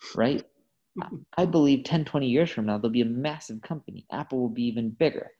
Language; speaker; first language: English; native; English